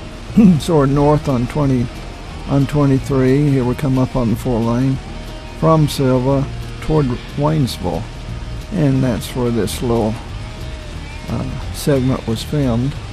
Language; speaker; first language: English; native; English